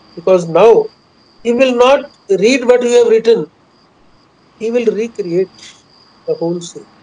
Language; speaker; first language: English; non-native, local second language; Punjabi